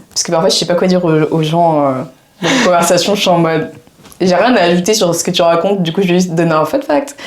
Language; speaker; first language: French; native; French